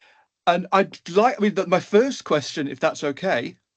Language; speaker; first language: English; native; English